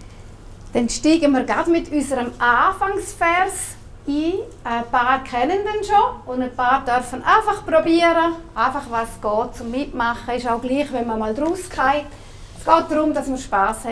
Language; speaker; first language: German; native; German